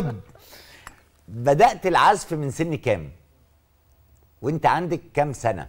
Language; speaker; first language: Arabic; native; Arabic